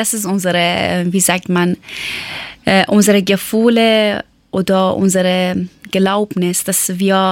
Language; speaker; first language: German; non-native, learner; Persian